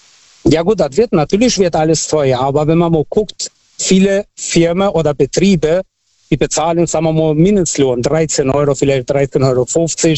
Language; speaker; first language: German; non-native, fluent; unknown